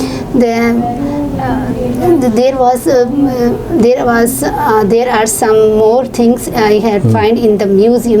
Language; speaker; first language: English; non-native, learner; Urdu